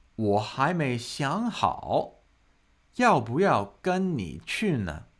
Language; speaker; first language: Chinese; non-native, fluent; English